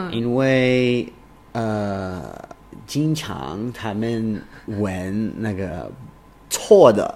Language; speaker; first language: Chinese; non-native, learner; English